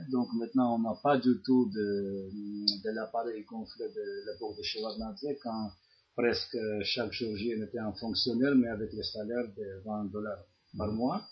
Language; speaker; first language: French; non-native, fluent; Georgian